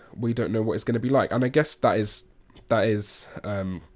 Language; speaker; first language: English; native; English